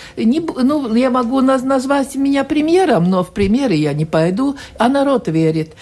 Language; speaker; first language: Russian; non-native, local second language; Latvian